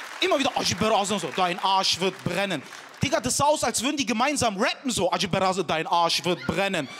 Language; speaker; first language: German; early bilingual, other home language; Turkish